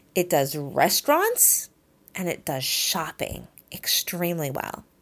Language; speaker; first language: English; native; English